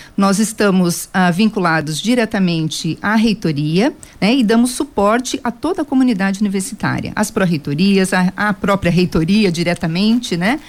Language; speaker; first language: Portuguese; native; Portuguese